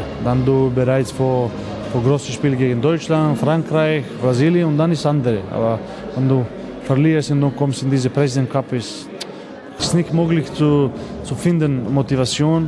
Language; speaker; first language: German; non-native, learner; Macedonian